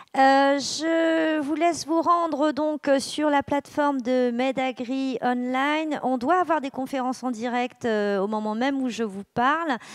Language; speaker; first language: French; native; French